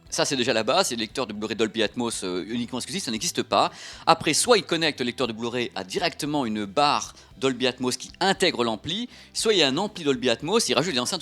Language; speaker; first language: French; native; French